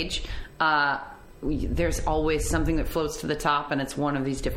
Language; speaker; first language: English; native; English